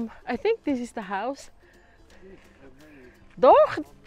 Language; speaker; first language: English; non-native, local second language; Filipino